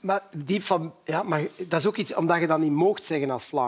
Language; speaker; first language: Dutch; native; Dutch